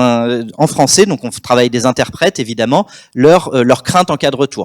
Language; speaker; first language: French; native; French